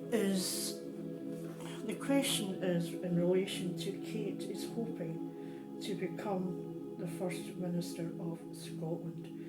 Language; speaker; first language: English; native; English